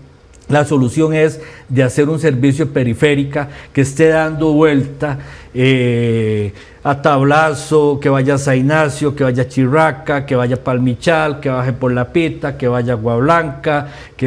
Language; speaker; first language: Spanish; native; Spanish